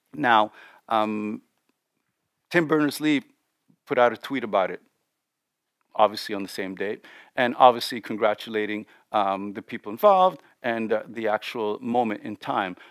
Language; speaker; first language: English; native; English